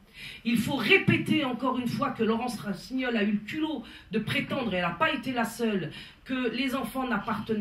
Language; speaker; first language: French; native; French